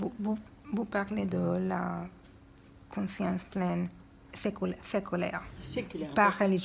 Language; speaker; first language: French; non-native, learner; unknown